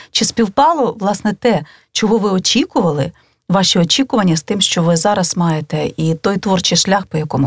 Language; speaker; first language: Ukrainian; native; Ukrainian